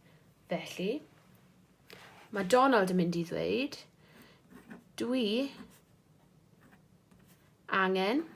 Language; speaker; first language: Welsh; non-native, local second language; English